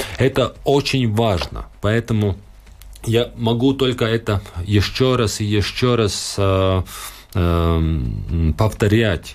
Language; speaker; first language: Russian; non-native, local second language; Latvian